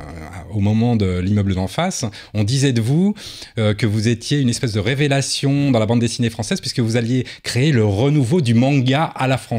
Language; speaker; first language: French; native; French